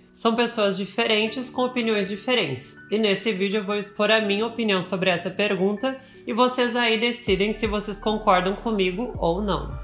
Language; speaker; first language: Portuguese; native; Portuguese